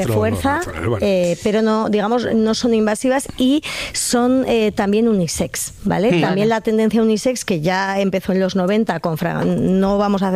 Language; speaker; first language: Spanish; native; Spanish